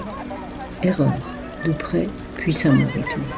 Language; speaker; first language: French; native; French